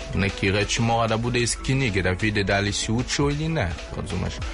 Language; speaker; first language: Serbian; non-native, learner; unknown